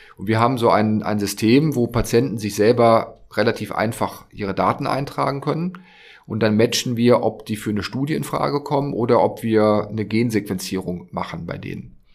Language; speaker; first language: German; native; German